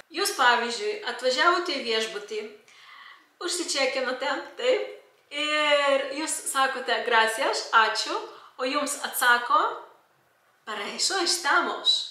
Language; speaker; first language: Lithuanian; non-native, local second language; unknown